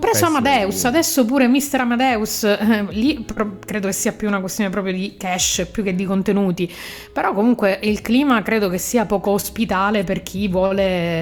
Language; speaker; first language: Italian; native; Italian